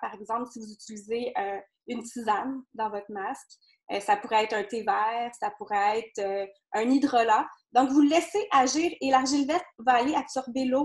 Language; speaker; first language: French; native; French